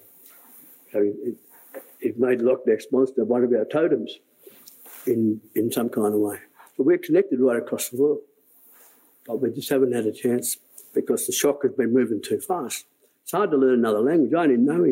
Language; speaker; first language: English; native; English